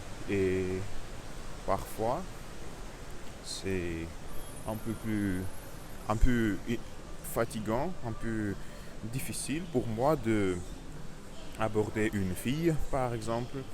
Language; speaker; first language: French; non-native, learner; Russian